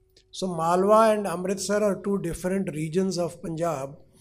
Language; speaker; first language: English; non-native, local second language; Punjabi